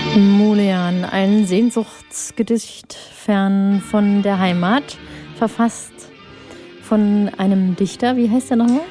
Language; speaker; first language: German; native; German